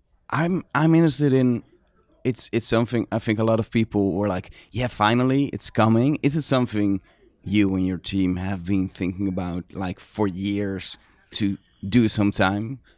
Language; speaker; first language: English; non-native, fluent; Dutch